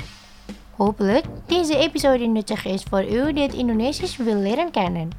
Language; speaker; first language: Dutch; non-native, learner; Indonesian